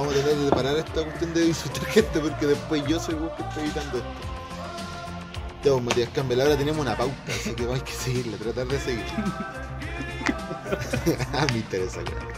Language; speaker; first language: Spanish; native; Spanish